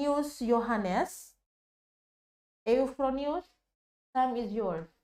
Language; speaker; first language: English; non-native, fluent; Indonesian